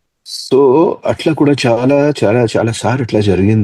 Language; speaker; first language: Telugu; non-native, fluent; Hindi